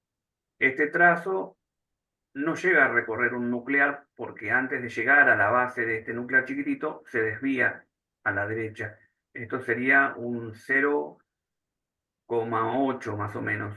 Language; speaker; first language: Spanish; native; Spanish